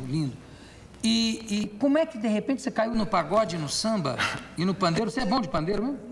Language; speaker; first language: Portuguese; native; Portuguese